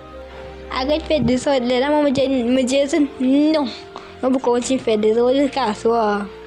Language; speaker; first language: French; non-native, local second language; Morisyen